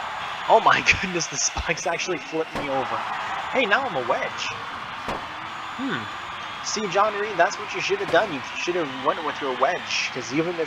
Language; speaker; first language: English; native; English